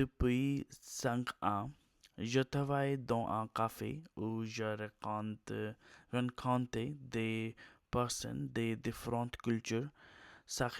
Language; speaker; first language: French; non-native, learner; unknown